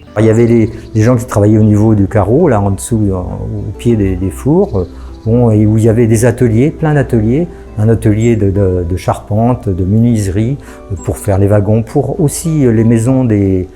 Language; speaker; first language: French; native; French